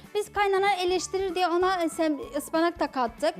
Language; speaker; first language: Turkish; native; Turkish